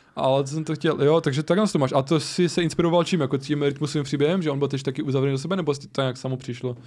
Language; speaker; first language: Czech; native; Czech